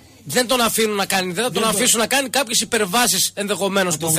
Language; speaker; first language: Greek; native; Greek